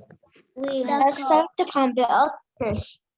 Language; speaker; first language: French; non-native, learner; Arabic